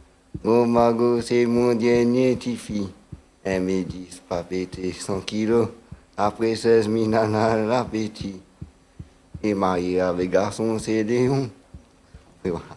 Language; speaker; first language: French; non-native, local second language; Réunion Creole French